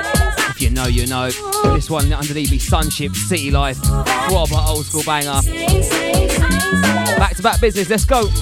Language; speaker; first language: English; native; English